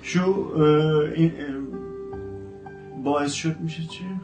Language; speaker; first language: Turkish; non-native, fluent; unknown